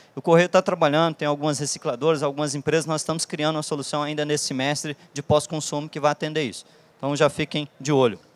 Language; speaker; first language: Portuguese; native; Portuguese